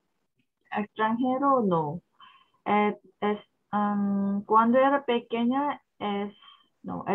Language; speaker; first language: Spanish; non-native, learner; Korean